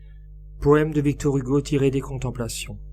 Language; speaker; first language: French; native; French